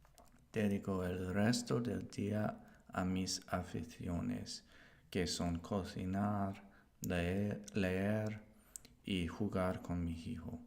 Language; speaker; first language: Spanish; non-native, learner; English